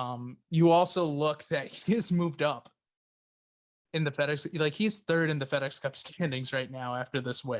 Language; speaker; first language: English; native; English